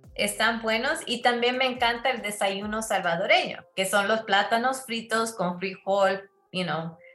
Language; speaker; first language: Spanish; early bilingual, heritage; Spanish